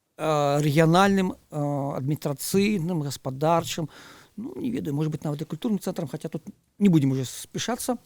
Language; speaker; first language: Belarusian; native; Belarusian